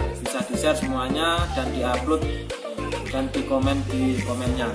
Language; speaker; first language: Indonesian; native; Indonesian